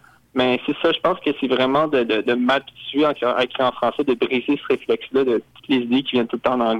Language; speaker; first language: French; native; French